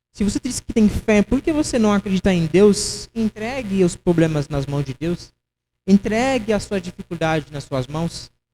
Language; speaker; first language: Portuguese; non-native, fluent; Haitian Creole